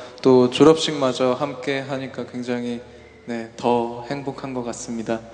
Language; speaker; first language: Korean; native; Korean